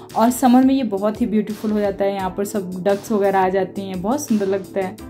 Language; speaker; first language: Hindi; native; Hindi